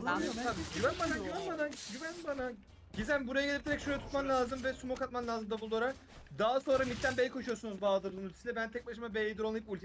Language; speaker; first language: Turkish; native; Turkish